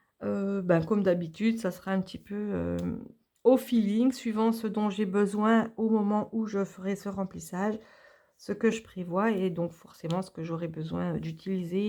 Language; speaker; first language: French; native; French